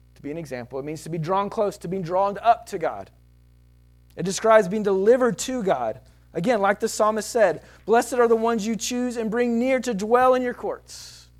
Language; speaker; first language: English; native; English